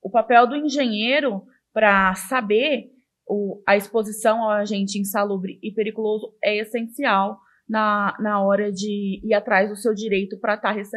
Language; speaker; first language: Portuguese; native; Portuguese